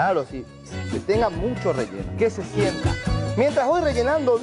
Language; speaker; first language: Spanish; native; Spanish